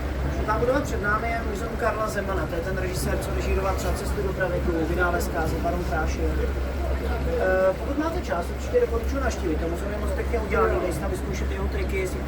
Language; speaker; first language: Czech; native; Czech